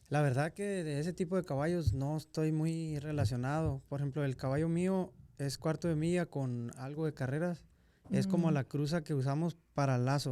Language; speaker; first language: Spanish; native; Spanish